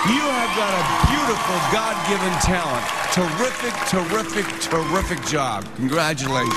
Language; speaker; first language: English; native; English